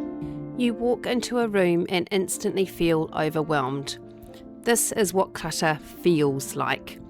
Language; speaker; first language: English; native; English